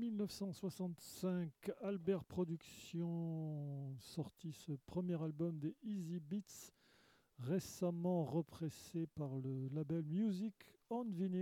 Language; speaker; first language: French; native; French